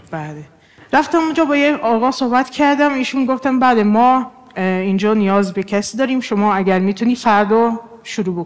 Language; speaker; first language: Persian; non-native, fluent; Portuguese